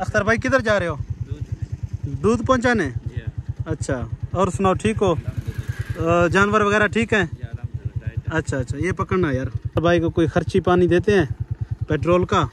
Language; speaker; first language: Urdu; non-native, local second language; Saraiki